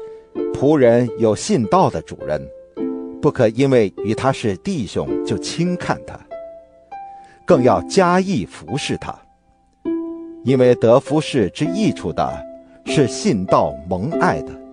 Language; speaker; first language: Chinese; native; Chinese